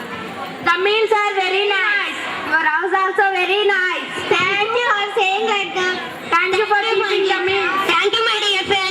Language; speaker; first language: English; non-native, learner; Telugu